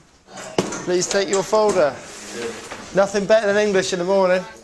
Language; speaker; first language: English; native; English